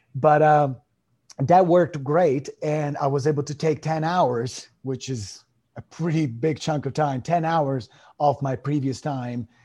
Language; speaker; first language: English; non-native, fluent; Italian